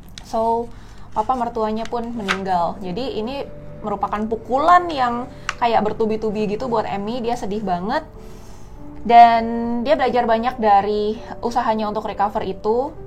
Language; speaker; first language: Indonesian; native; Indonesian